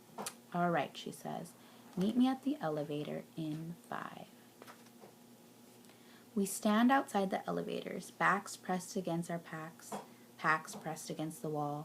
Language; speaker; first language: English; native; English